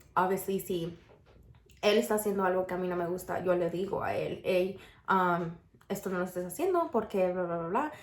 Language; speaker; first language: Spanish; early bilingual, heritage; Spanish